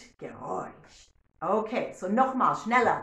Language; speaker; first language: German; non-native, learner; English